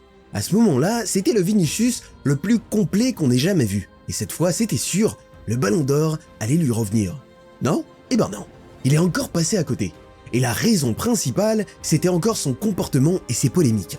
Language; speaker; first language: French; native; French